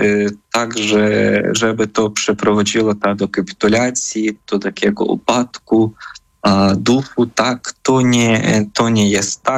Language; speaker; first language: Polish; non-native, fluent; Ukrainian